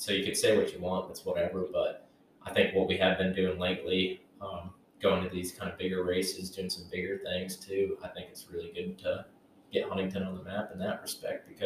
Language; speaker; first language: English; native; English